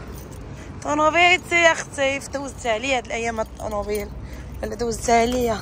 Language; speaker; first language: Arabic; native; Arabic